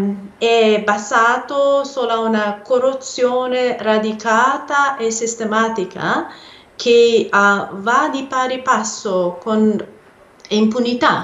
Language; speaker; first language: Italian; non-native, fluent; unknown